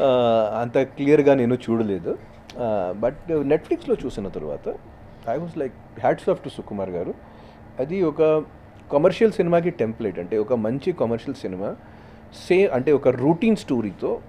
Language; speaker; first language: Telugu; non-native, local second language; Hindi